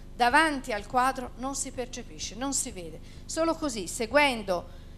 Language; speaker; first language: Italian; native; Italian